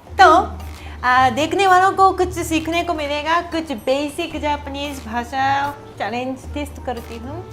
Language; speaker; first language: Hindi; non-native, fluent; Japanese